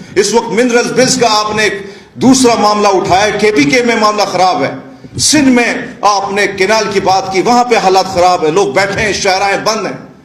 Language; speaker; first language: Urdu; non-native, local second language; Pashto